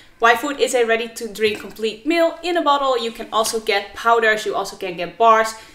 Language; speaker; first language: English; non-native, fluent; Dutch